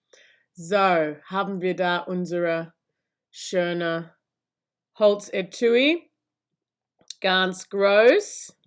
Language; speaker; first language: German; non-native, learner; English